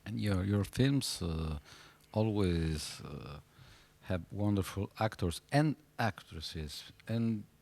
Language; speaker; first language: English; non-native, fluent; Italian